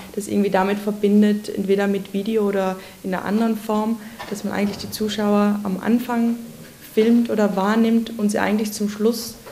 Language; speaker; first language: German; native; German